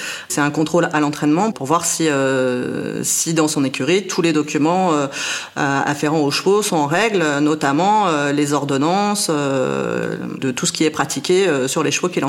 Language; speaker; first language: French; native; French